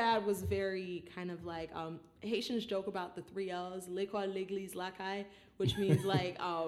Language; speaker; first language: English; early bilingual, other home language; Haitian Creole